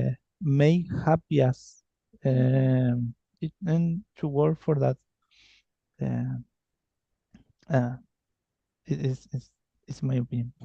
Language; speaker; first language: English; non-native, learner; Spanish